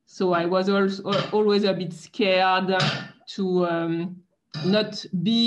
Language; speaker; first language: English; non-native, fluent; French